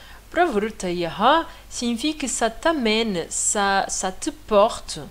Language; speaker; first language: French; non-native, fluent; Portuguese